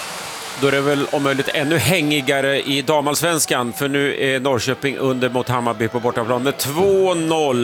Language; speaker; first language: Swedish; native; Swedish